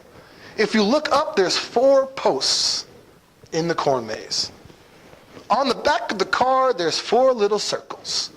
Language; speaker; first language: English; native; English